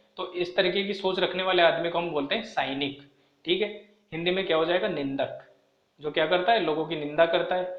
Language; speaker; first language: Hindi; native; Hindi